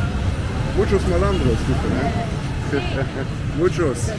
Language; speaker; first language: Spanish; non-native, learner; English